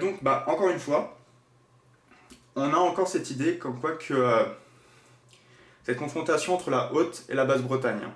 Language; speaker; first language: French; native; French